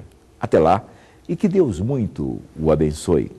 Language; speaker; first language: Portuguese; native; Portuguese